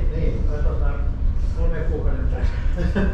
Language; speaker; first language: Finnish; native; Finnish